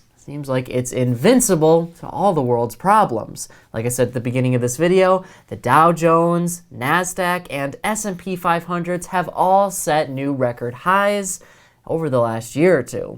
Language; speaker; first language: English; native; English